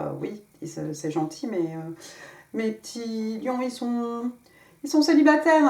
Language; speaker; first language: French; native; French